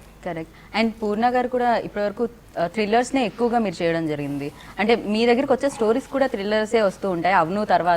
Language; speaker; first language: Telugu; native; Telugu